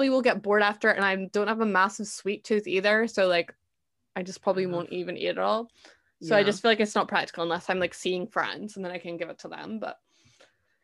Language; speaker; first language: English; native; English